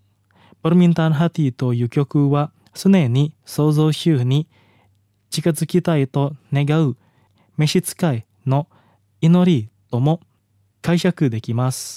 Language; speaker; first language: Japanese; non-native, fluent; Indonesian